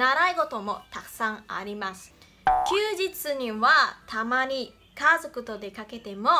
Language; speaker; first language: Japanese; non-native, fluent; Chinese